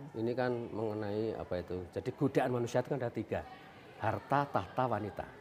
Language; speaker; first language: Indonesian; non-native, local second language; Javanese